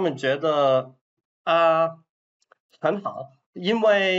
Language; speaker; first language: Chinese; non-native, fluent; English